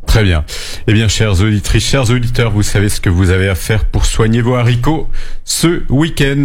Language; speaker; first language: French; native; French